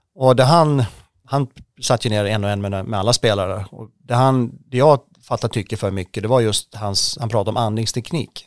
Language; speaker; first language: Swedish; native; Swedish